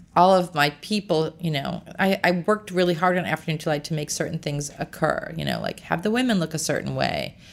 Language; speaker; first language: English; native; English